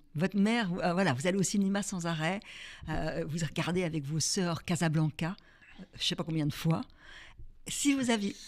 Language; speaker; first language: French; native; French